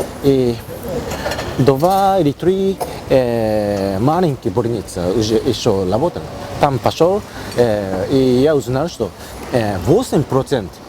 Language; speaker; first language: Russian; non-native, learner; Japanese